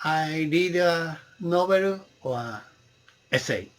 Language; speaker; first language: English; non-native, learner; Japanese